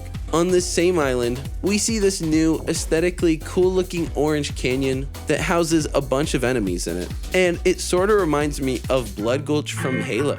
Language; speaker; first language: English; native; English